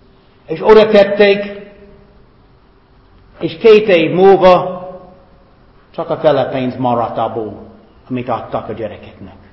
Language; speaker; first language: Hungarian; non-native, fluent; English